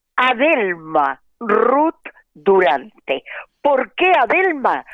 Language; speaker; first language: Spanish; native; Spanish